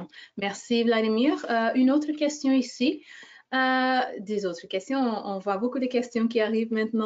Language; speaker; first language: French; non-native, fluent; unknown